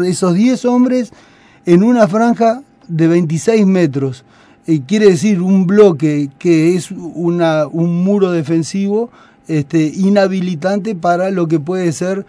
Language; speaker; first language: Spanish; native; Spanish